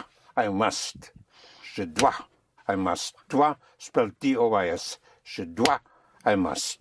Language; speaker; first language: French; non-native, fluent; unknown